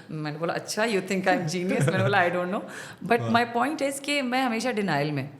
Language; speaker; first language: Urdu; non-native, local second language; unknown